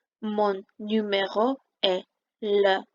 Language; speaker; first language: French; non-native, fluent; Armenian